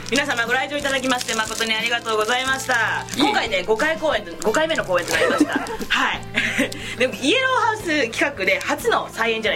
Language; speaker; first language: Japanese; native; Japanese